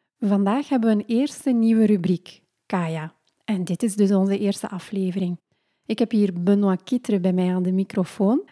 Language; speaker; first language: Dutch; non-native, local second language; French